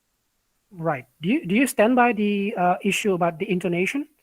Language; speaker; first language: English; non-native, fluent; Indonesian